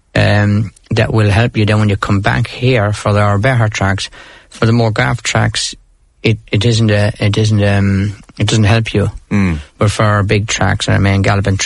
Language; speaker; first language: English; native; English